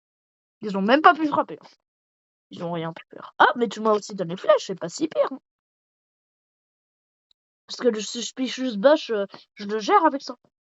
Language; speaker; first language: French; native; French